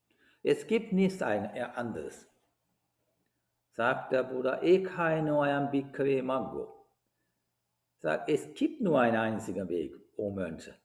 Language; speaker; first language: German; non-native, fluent; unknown